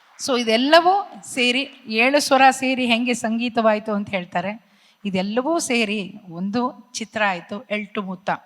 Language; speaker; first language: Kannada; native; Kannada